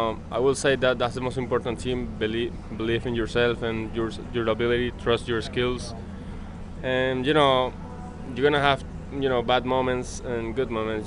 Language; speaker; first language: English; non-native, fluent; Spanish